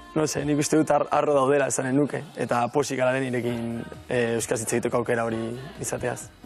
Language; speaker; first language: Basque; non-native, local second language; Spanish